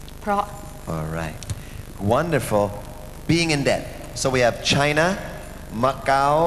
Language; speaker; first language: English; non-native, fluent; Thai